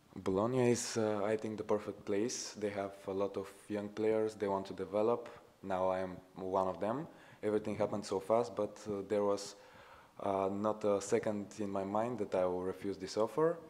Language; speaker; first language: English; non-native, fluent; Bulgarian